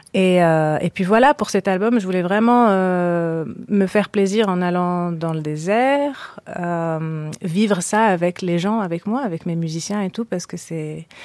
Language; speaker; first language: French; non-native, local second language; Arabic